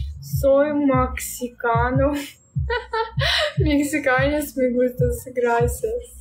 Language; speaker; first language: Spanish; non-native, learner; Russian